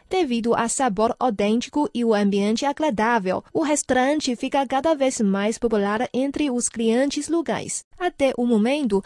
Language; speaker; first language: Portuguese; non-native, fluent; Chinese